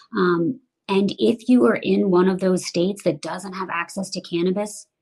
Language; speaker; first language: English; native; English